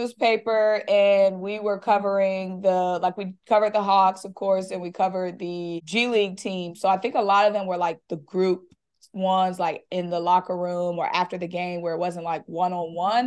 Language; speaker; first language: English; native; English